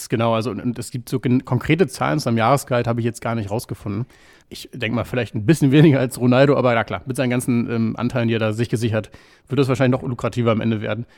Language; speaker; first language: German; native; German